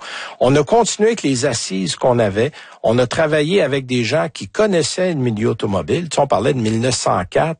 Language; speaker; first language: French; native; French